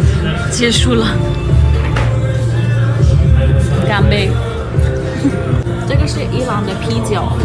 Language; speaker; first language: Chinese; non-native, fluent; Persian